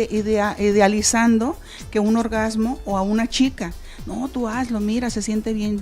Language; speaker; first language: Spanish; native; Spanish